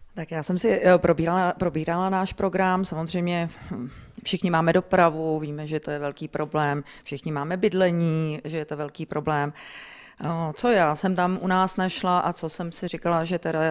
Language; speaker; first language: Czech; native; Czech